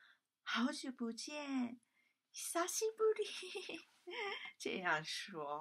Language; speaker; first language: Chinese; non-native, fluent; Japanese